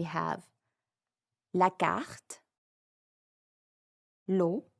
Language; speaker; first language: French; non-native, fluent; English